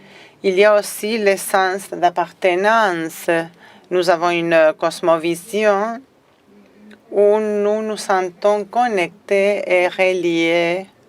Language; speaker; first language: French; non-native, fluent; Spanish